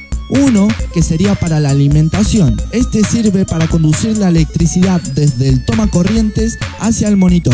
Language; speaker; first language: Spanish; native; Spanish